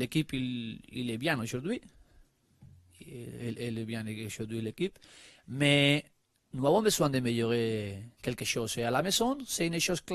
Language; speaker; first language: French; non-native, learner; Spanish